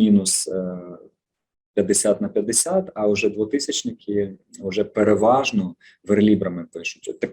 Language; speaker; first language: Ukrainian; native; Ukrainian